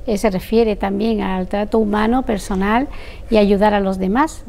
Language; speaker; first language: Spanish; native; Spanish